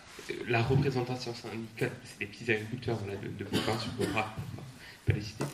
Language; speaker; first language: French; native; French